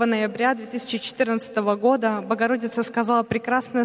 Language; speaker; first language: Russian; native; Russian